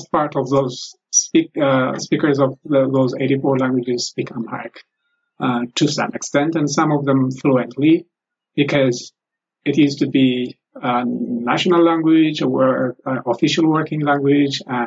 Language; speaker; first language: English; non-native, fluent; Amharic